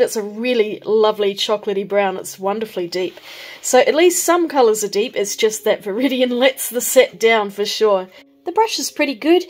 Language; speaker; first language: English; native; English